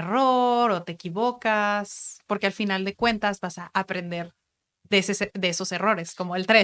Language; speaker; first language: Spanish; native; Spanish